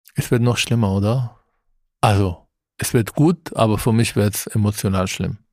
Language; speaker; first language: German; non-native, fluent; Arabic